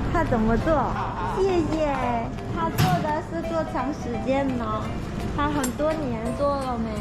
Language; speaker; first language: Chinese; non-native, learner; Korean